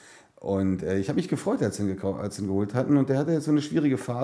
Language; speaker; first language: German; native; German